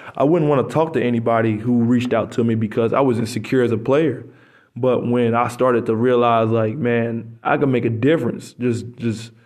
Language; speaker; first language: English; native; English